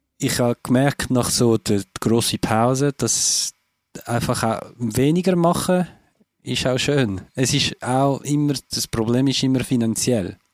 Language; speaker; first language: German; non-native, fluent; French